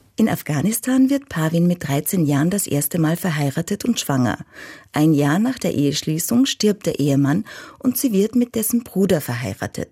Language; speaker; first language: German; native; German